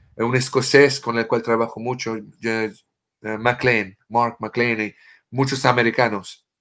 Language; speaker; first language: Spanish; non-native, fluent; French